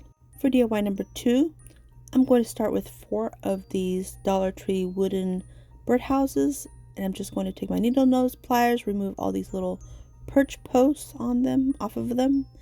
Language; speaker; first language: English; native; English